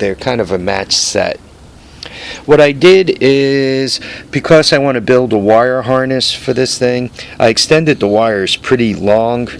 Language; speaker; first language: English; native; English